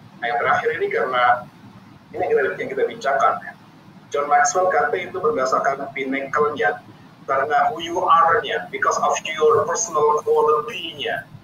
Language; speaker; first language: Indonesian; native; Indonesian